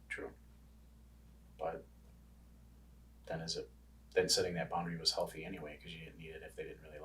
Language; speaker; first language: English; native; English